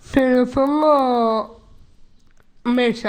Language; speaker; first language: Spanish; non-native, local second language; Basque